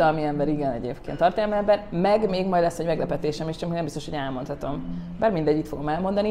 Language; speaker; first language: Hungarian; native; Hungarian